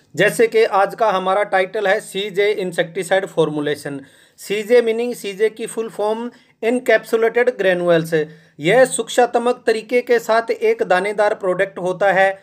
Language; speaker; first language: Hindi; native; Hindi